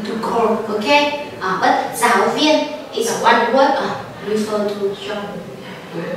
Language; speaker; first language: English; non-native, learner; Vietnamese